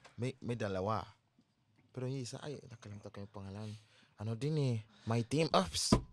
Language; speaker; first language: Filipino; non-native, fluent; Yoruba